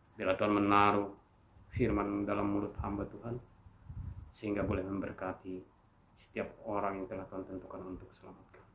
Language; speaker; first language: Indonesian; non-native, local second language; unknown